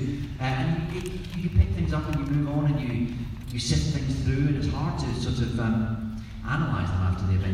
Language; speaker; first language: English; native; English